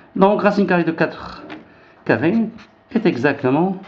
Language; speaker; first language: French; non-native, local second language; Arabic